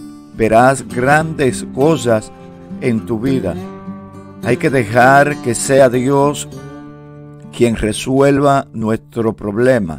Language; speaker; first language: Spanish; native; Spanish